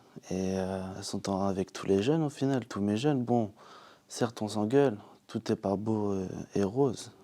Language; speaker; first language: French; native; French